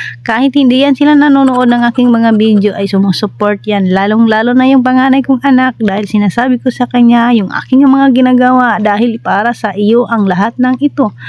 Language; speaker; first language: Filipino; non-native, local second language; Waray